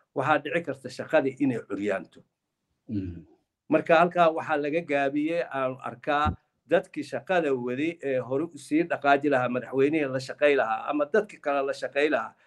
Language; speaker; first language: Somali; native; Somali